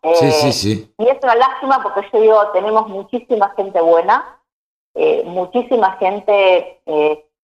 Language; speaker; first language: Spanish; native; Spanish